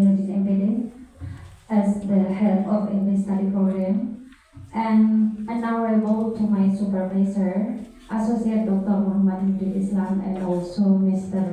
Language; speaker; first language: English; non-native, learner; Indonesian